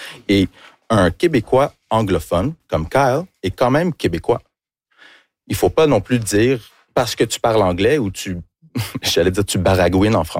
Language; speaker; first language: French; early bilingual, other home language; English